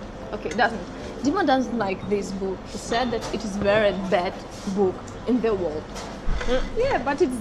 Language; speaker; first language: English; non-native, learner; Russian